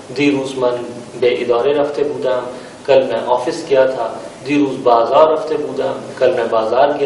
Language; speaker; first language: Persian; non-native, fluent; Urdu